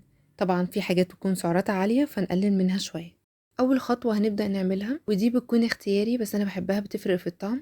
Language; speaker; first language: Arabic; native; Arabic